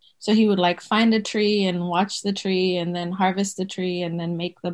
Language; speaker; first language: English; native; English